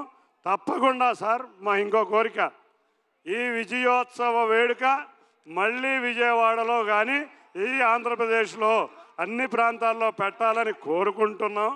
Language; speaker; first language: Telugu; native; Telugu